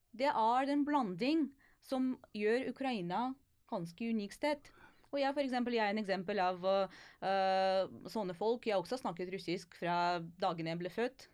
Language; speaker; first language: Norwegian; non-native, fluent; Ukrainian